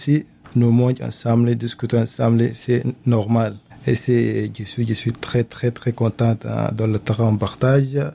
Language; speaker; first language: French; non-native, learner; Arabic